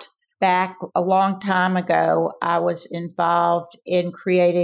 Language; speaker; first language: English; native; English